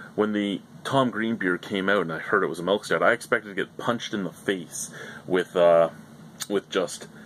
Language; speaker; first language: English; native; English